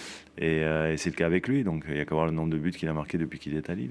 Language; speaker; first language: French; native; French